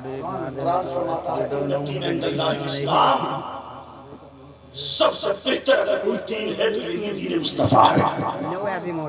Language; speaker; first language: Urdu; native; Urdu